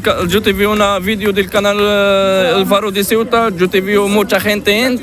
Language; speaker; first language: Spanish; non-native, learner; Arabic